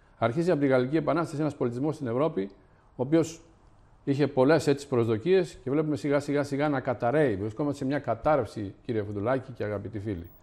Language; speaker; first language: Greek; native; Greek